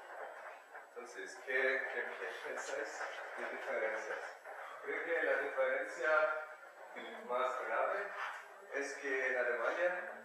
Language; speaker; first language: Spanish; non-native, learner; German